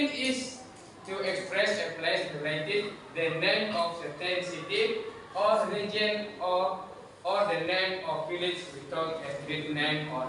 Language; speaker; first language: English; non-native, learner; Indonesian